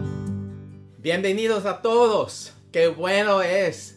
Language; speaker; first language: Spanish; non-native, learner; English